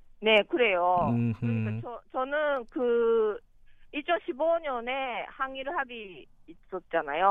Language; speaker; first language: Korean; non-native, learner; Japanese